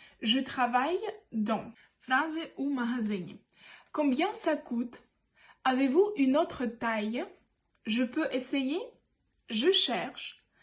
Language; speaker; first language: French; non-native, fluent; Ukrainian